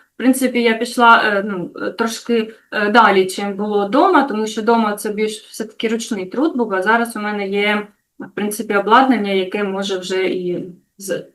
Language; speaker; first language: Ukrainian; native; Ukrainian